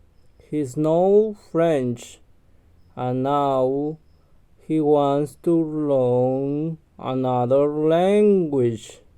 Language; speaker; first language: English; non-native, learner; Spanish